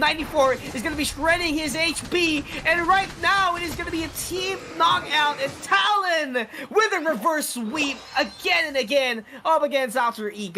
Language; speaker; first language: English; non-native, local second language; Filipino